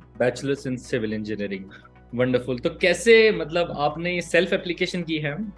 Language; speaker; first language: Hindi; native; Hindi